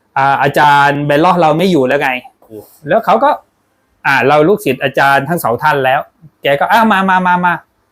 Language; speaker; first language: Thai; non-native, local second language; Pattani Malay